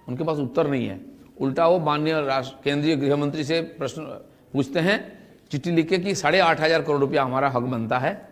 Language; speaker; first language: Hindi; non-native, local second language; Bangla